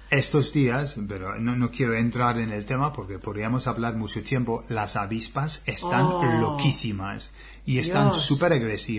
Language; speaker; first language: Spanish; non-native, fluent; English